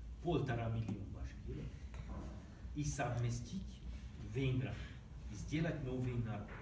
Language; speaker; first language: Russian; non-native, learner; Hungarian